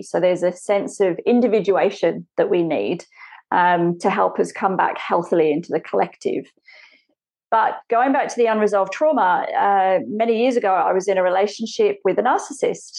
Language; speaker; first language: English; native; English